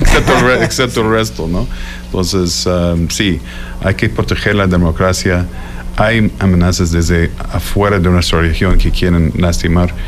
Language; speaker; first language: Spanish; non-native, fluent; English